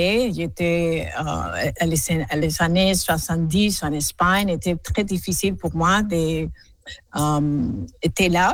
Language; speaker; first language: French; non-native, learner; Spanish